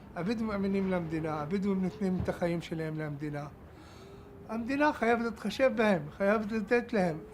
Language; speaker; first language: Hebrew; non-native, local second language; Arabic